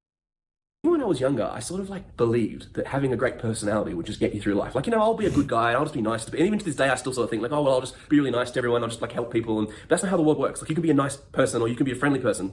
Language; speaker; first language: English; native; English